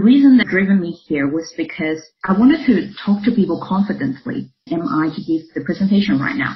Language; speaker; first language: English; non-native, local second language; Cantonese